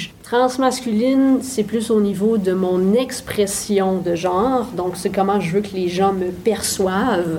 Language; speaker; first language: French; native; French